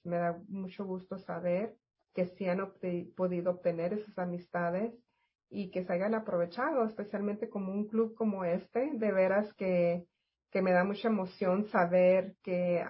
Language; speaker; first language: Spanish; native; Spanish